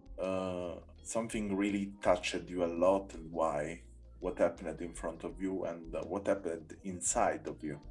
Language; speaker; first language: English; non-native, learner; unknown